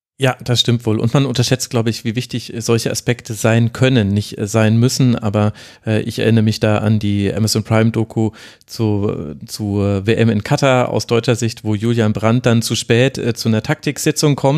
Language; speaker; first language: German; native; German